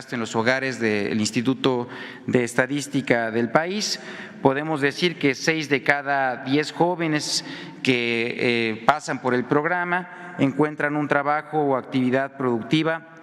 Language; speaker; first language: Spanish; native; Spanish